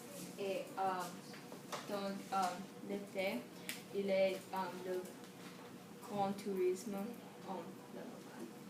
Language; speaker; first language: French; non-native, learner; English